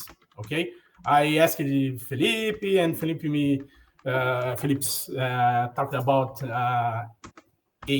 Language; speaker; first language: English; non-native, learner; Portuguese